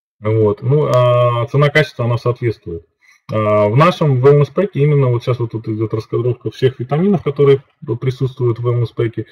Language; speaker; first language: Russian; native; Russian